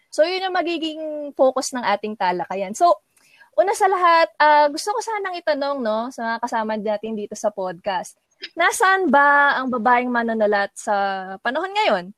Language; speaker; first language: Filipino; native; Filipino